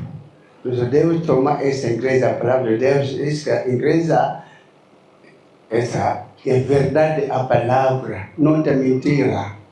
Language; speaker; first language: Portuguese; non-native, learner; Lingala